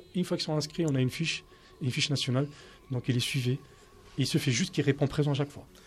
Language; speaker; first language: French; native; French